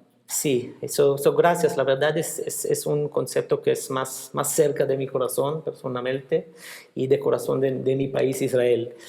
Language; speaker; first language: Spanish; non-native, fluent; Hebrew